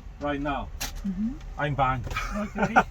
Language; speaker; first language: English; non-native, learner; Korean